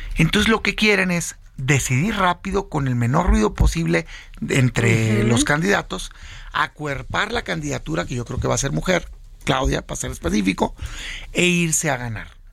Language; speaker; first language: Spanish; native; Spanish